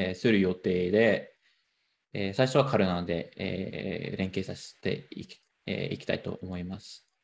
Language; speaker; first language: Japanese; non-native, fluent; English